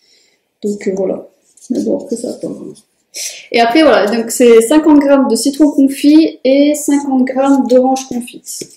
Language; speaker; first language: French; native; French